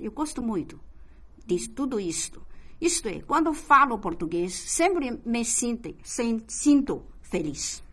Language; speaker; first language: Portuguese; non-native, fluent; Chinese